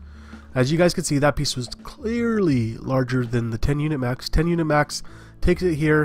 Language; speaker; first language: English; native; English